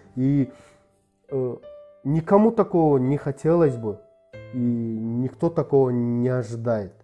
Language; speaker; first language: Russian; non-native, local second language; Kyrgyz